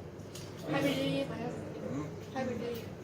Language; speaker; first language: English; non-native, learner; Vietnamese